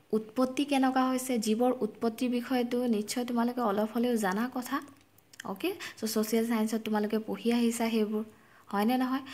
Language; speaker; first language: Assamese; non-native, local second language; Bangla